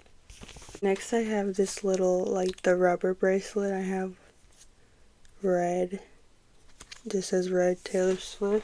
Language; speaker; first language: English; native; English